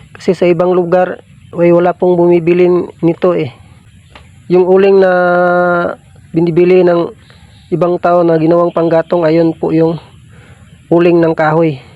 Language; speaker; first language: Filipino; non-native, local second language; Cebuano